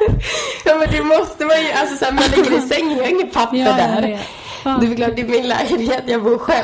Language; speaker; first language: Swedish; native; Swedish